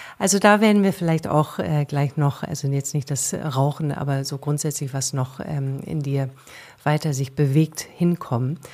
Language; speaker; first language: German; native; German